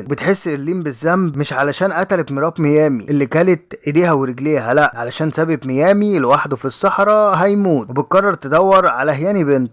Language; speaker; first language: Arabic; native; Arabic